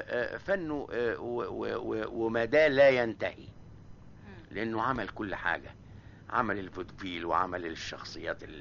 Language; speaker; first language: Arabic; native; Arabic